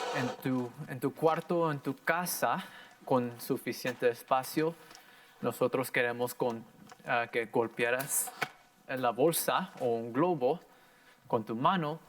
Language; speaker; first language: Spanish; early bilingual, heritage; Spanish